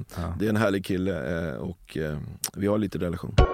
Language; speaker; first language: Swedish; native; Swedish